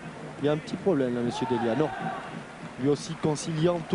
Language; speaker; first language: French; native; French